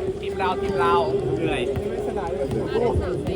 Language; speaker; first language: Thai; native; Thai